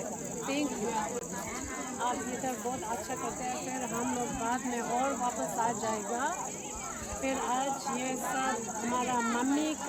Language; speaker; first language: Hindi; non-native, local second language; Tibetan